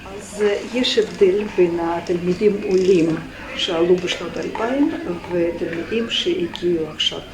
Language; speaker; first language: Hebrew; non-native, fluent; Russian